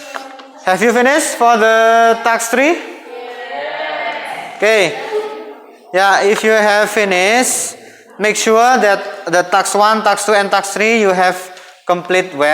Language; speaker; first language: English; non-native, fluent; Indonesian